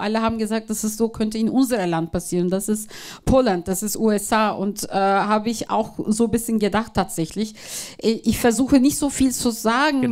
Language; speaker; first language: German; non-native, fluent; Turkish